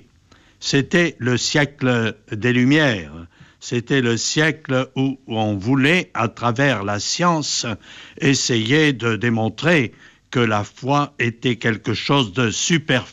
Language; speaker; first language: French; native; French